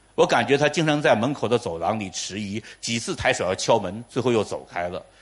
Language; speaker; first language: Chinese; native; Chinese